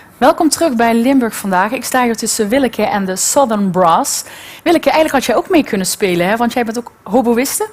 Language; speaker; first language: Dutch; native; Dutch